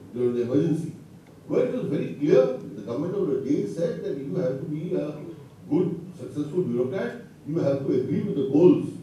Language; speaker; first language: English; non-native, local second language; Bangla